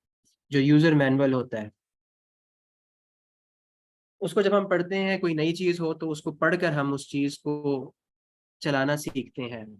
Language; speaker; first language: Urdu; non-native, local second language; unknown